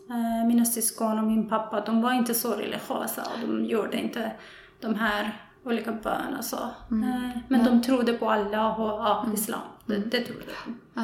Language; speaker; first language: Swedish; non-native, fluent; Persian